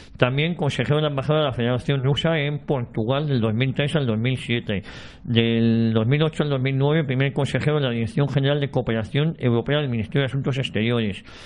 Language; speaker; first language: Spanish; native; Spanish